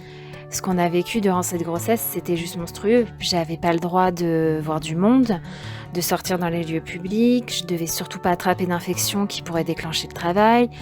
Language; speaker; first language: French; native; French